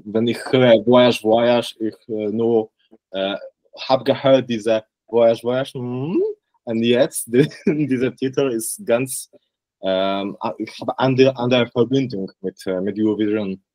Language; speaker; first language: German; non-native, learner; Polish